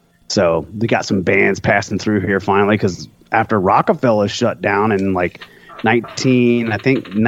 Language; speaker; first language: English; native; English